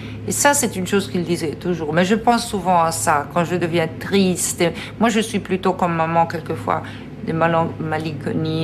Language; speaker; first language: French; non-native, fluent; Italian